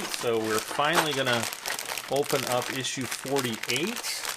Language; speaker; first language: English; native; English